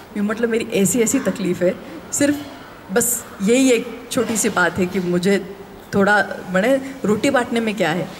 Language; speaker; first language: Hindi; non-native, local second language; Marathi